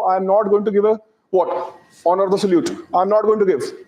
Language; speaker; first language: English; non-native, local second language; Hindi